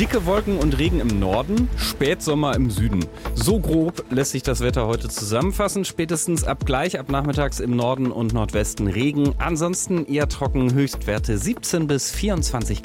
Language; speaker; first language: German; native; German